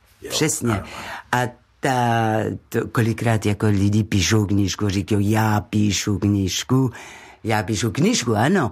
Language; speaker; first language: Czech; non-native, fluent; French